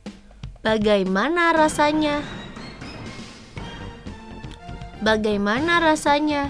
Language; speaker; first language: Indonesian; non-native, fluent; Dutch